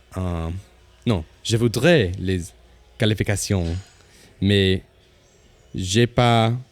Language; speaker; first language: French; non-native, learner; English